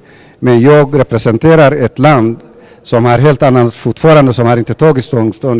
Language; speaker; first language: Swedish; non-native, fluent; Somali